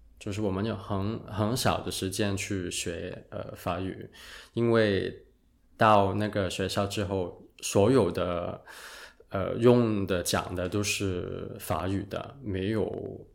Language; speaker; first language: Chinese; non-native, local second language; Cantonese